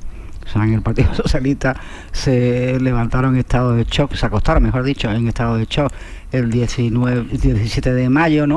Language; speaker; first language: Spanish; native; Spanish